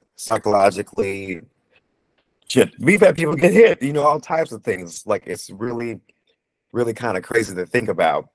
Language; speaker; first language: English; native; English